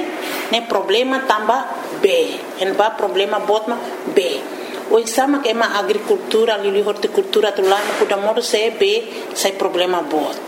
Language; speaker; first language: Portuguese; non-native, learner; Tetum